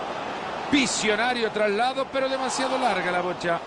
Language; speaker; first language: Spanish; native; Spanish